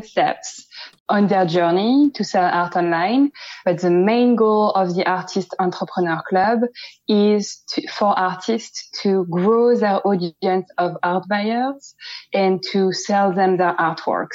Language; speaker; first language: English; non-native, fluent; French